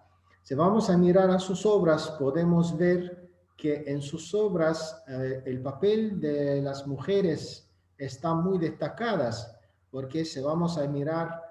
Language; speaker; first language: Spanish; non-native, fluent; Azerbaijani